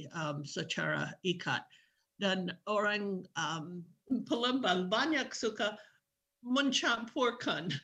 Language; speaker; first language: Indonesian; non-native, fluent; English